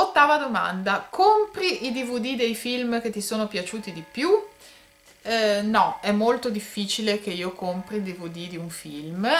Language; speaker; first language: Italian; native; Italian